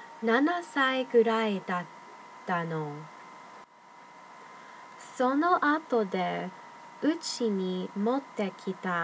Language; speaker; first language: Japanese; non-native, learner; English